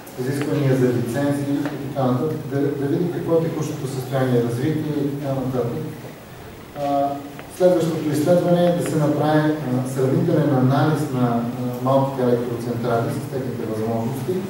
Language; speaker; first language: Bulgarian; native; Bulgarian